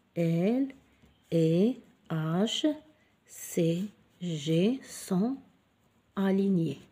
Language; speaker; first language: French; non-native, local second language; Arabic